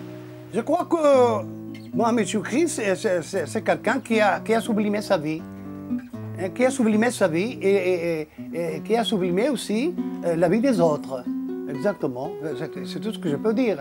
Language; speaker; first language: French; non-native, local second language; Arabic